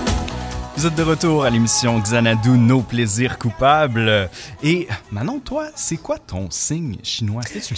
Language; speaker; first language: French; native; French